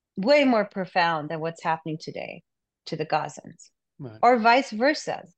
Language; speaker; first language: English; non-native, local second language; Urdu